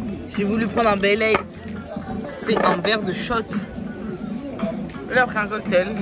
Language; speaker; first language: French; native; French